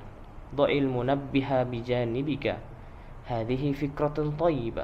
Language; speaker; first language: Arabic; non-native, fluent; Indonesian